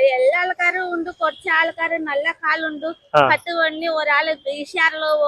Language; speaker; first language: Malayalam; non-native, learner; Telugu